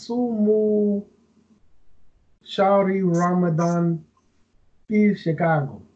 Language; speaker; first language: Arabic; non-native, learner; English